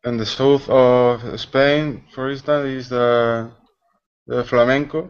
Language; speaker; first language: English; non-native, learner; Spanish